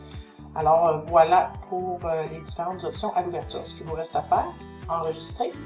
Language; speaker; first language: French; native; French